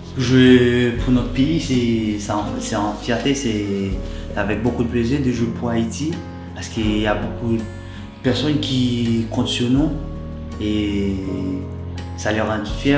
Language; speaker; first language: French; non-native, local second language; Haitian Creole